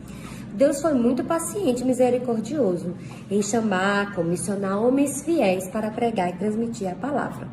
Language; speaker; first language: Portuguese; native; Portuguese